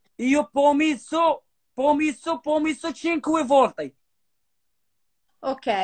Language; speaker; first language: Italian; non-native, learner; Arabic